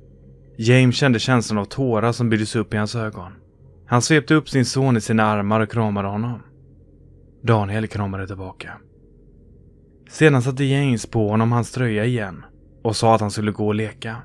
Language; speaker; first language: Swedish; native; Swedish